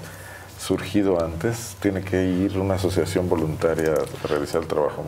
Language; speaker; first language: Spanish; native; Spanish